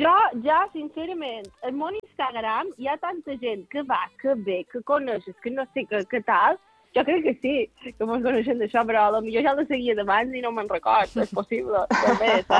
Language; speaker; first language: Catalan; native; Catalan